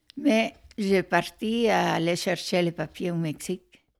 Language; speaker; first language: French; non-native, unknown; Spanish